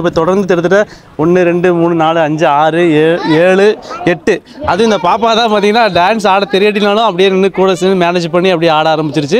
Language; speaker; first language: Tamil; native; Tamil